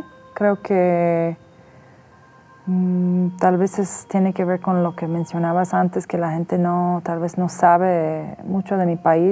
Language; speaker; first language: Spanish; non-native, fluent; Persian